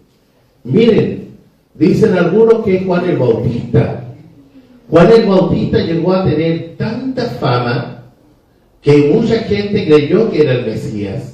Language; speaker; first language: Spanish; native; Spanish